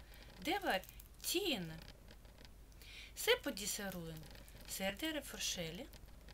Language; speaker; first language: Norwegian; non-native, learner; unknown